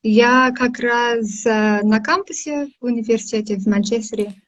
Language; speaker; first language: Russian; non-native, fluent; English